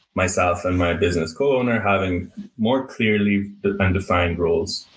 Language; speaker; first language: English; native; English